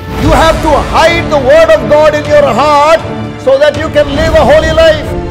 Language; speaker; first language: English; non-native, local second language; Tamil